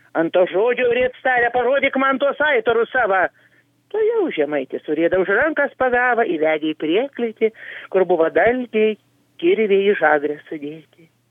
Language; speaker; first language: Lithuanian; native; Lithuanian